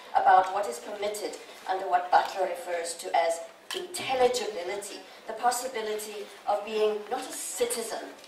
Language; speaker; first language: English; native; English